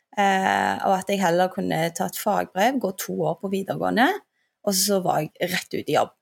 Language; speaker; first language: Norwegian; early bilingual, other home language; Turkish